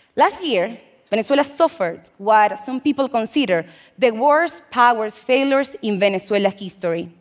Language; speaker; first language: English; non-native, fluent; Spanish